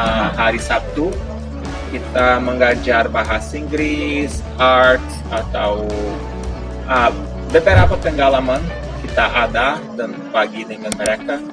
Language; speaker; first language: Indonesian; non-native, fluent; Portuguese